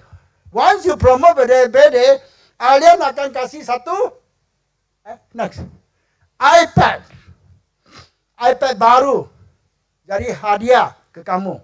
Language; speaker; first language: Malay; non-native, local second language; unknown